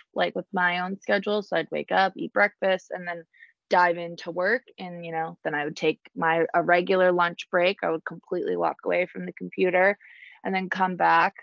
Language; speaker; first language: English; native; English